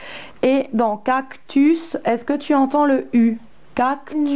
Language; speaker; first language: French; native; French